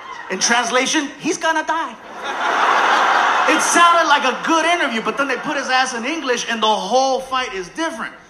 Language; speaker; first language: English; early bilingual, other home language; Spanish